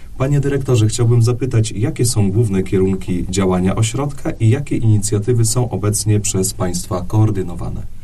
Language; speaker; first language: Polish; native; Polish